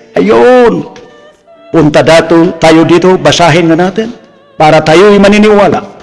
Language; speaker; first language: Filipino; non-native, local second language; Cebuano